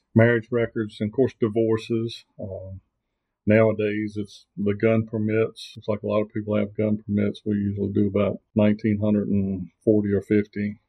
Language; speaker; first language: English; native; English